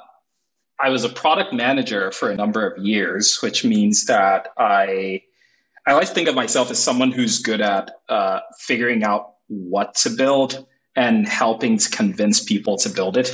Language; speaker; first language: English; non-native, local second language; Igbo